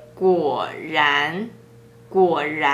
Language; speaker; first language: Chinese; non-native, local second language; English